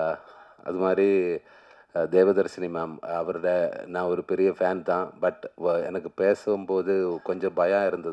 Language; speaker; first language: Tamil; non-native, learner; Malayalam